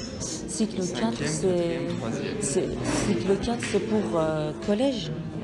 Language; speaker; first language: French; non-native, learner; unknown